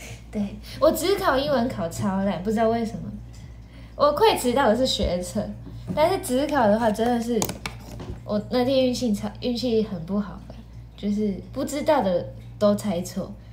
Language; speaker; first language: Chinese; non-native, fluent; Japanese